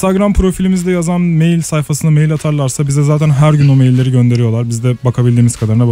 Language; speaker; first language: Turkish; native; Turkish